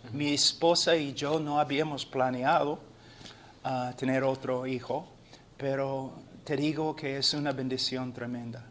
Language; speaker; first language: Spanish; non-native, fluent; English